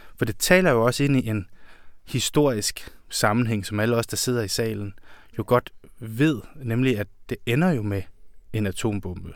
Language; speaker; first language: Danish; native; Danish